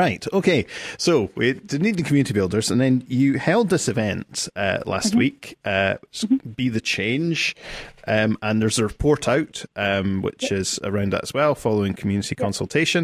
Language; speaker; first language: English; native; English